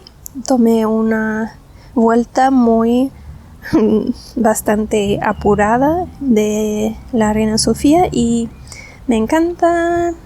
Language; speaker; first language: Spanish; non-native, fluent; English